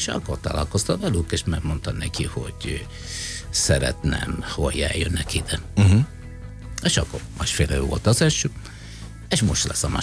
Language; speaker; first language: Hungarian; non-native, fluent; Italian